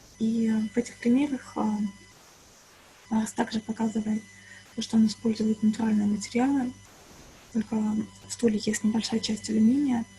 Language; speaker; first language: Russian; native; Russian